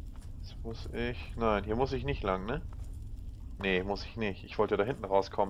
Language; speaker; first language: German; native; German